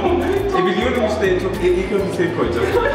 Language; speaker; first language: Turkish; native; Turkish